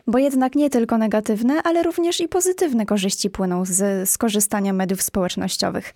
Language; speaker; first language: Polish; native; Polish